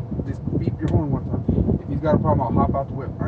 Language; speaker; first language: English; native; English